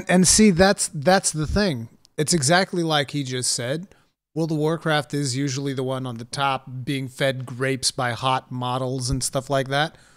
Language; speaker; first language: English; native; English